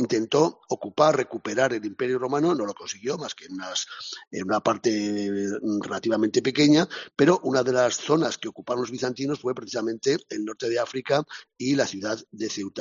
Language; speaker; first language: Spanish; native; Spanish